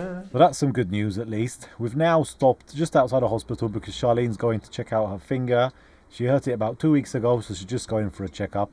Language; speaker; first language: English; native; English